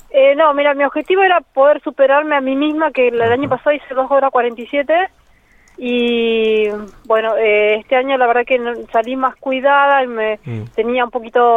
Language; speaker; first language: Spanish; native; Spanish